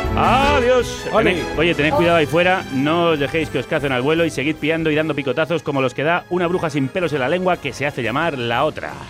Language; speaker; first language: Spanish; native; Spanish